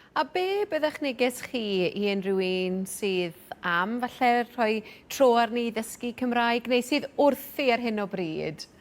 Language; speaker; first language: Welsh; native; Welsh